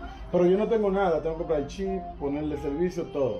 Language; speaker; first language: Spanish; non-native, learner; English